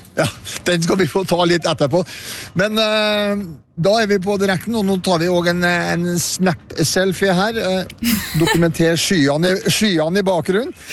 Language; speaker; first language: Norwegian; native; Norwegian